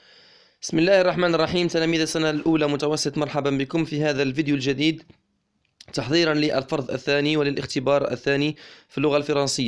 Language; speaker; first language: Arabic; native; Arabic